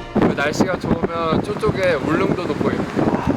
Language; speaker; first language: Korean; native; Korean